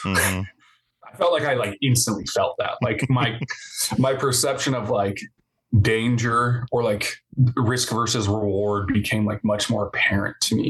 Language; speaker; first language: English; native; English